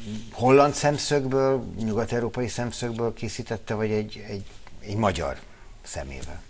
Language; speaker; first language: Hungarian; native; Hungarian